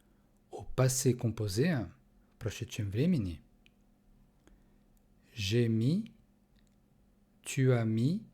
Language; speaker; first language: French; non-native, fluent; Russian